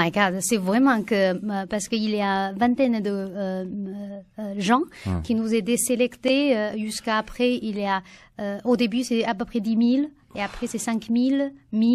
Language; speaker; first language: French; non-native, learner; Chinese